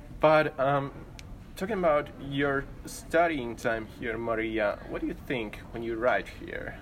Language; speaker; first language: English; non-native, fluent; Finnish